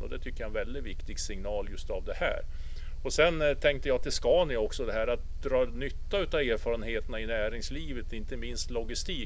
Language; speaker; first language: Swedish; native; Swedish